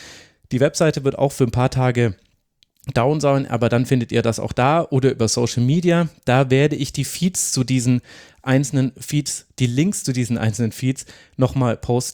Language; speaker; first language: German; native; German